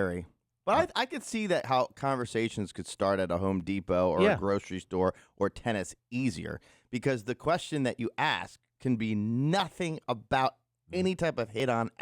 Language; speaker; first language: English; native; English